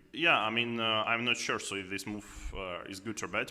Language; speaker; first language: English; non-native, fluent; Russian